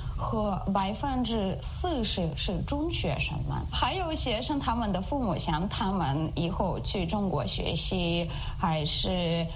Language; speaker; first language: Chinese; non-native, learner; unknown